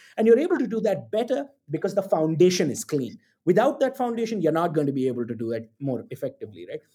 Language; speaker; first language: English; non-native, local second language; Tamil